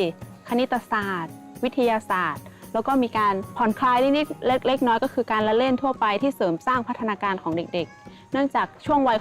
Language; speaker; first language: Thai; native; Thai